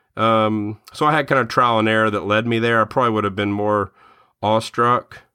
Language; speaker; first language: English; native; English